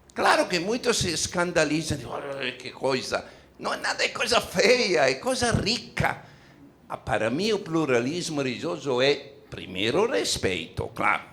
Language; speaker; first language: Portuguese; non-native, fluent; Italian